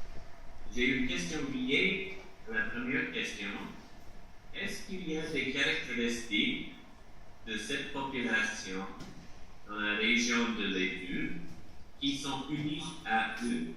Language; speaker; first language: French; non-native, fluent; English